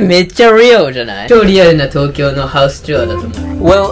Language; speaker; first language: Japanese; native; Japanese